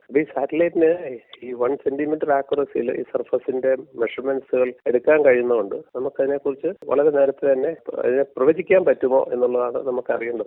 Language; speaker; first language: Malayalam; native; Malayalam